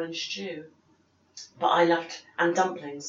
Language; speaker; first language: English; native; English